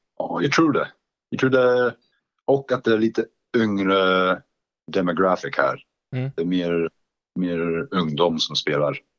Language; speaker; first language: Swedish; non-native, fluent; English